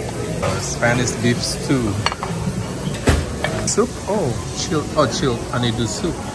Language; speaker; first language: English; non-native, learner; Indonesian